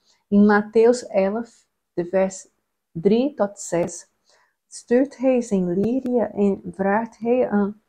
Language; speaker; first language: German; non-native, learner; Portuguese